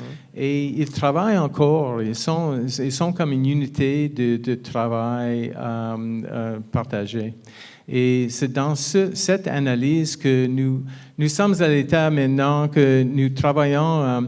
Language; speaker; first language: French; non-native, fluent; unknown